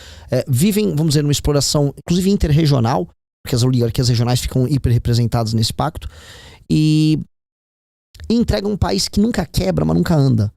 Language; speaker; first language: Portuguese; native; Portuguese